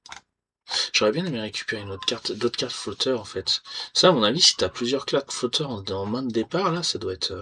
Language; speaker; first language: French; native; French